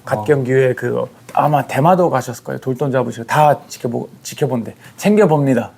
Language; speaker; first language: Korean; early bilingual, heritage; Korean